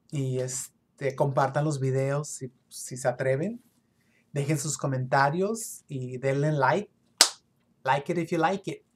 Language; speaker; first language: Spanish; early bilingual, other home language; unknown